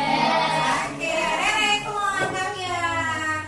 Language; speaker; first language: English; non-native, learner; Indonesian